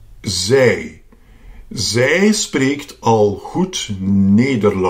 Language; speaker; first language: Dutch; non-native, fluent; Russian